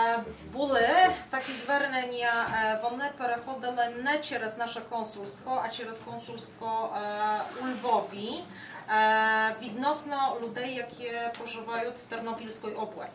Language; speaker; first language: Ukrainian; non-native, fluent; Polish